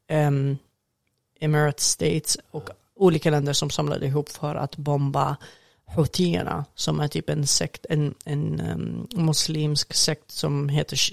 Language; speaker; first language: Swedish; non-native, fluent; Arabic